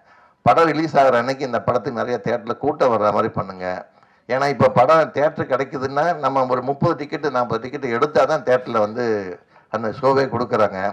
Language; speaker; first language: Tamil; native; Tamil